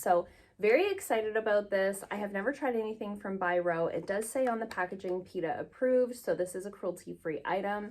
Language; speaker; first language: English; native; English